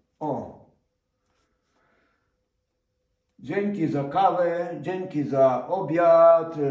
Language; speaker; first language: Polish; non-native, fluent; Ukrainian